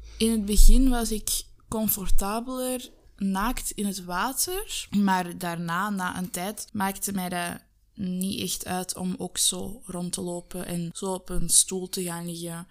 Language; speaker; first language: Dutch; native; Dutch